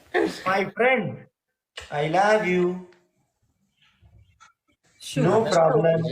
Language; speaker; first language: English; non-native, learner; Pashto